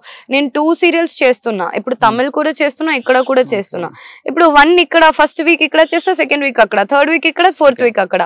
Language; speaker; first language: Telugu; non-native, local second language; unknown